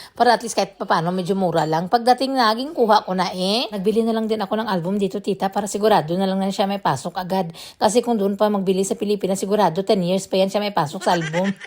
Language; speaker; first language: Filipino; non-native, local second language; Cebuano